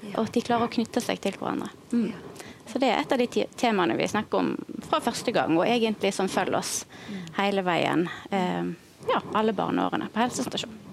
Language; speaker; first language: Norwegian; native; Norwegian